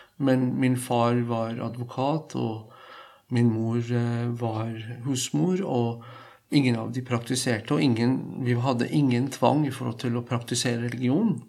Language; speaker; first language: Norwegian; non-native, fluent; Persian